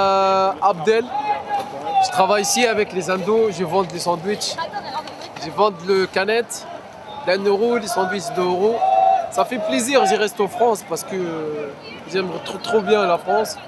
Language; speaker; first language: French; non-native, learner; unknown